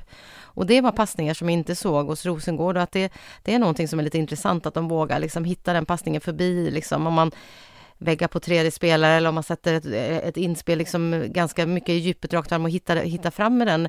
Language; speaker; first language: Swedish; native; Swedish